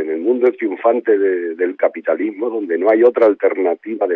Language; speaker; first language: Spanish; native; Spanish